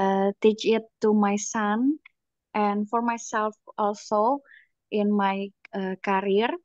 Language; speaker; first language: English; non-native, learner; Indonesian